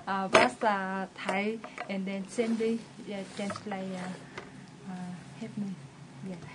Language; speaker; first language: English; non-native, learner; Vietnamese